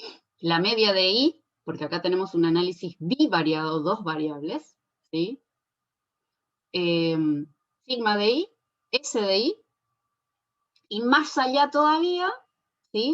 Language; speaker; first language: Spanish; native; Spanish